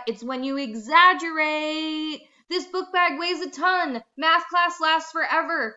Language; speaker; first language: English; native; English